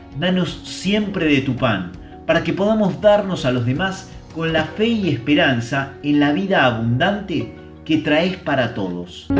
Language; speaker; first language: Spanish; native; Spanish